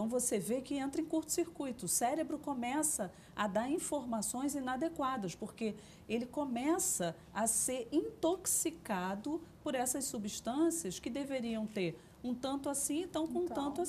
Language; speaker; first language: Portuguese; native; Portuguese